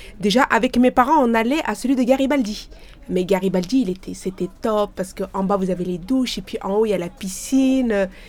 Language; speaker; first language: French; early bilingual, other home language; Arabic